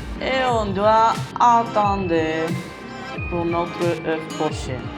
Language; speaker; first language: French; non-native, fluent; Spanish